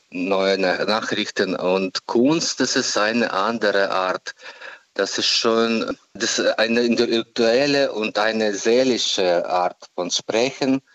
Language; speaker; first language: German; non-native, learner; Ukrainian